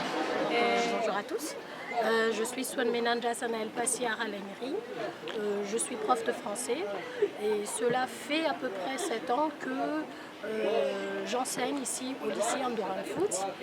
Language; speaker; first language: French; non-native, local second language; Malagasy